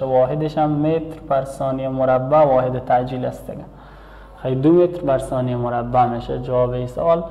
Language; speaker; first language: Persian; native; Persian